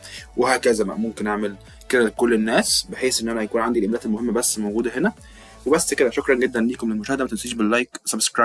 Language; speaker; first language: Arabic; native; Arabic